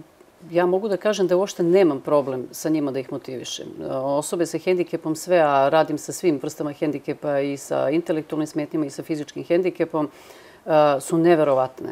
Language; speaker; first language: Serbian; native; Serbian